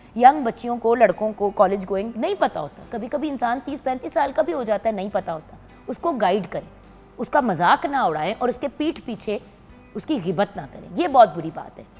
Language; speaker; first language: Urdu; native; Urdu